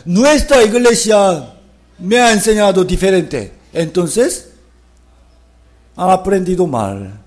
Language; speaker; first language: Spanish; non-native, fluent; Korean